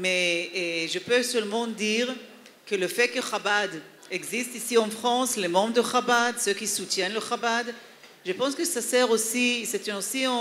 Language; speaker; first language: French; non-native, fluent; Hebrew